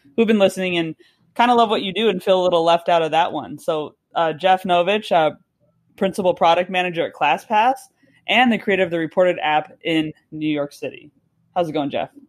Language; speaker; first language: English; native; English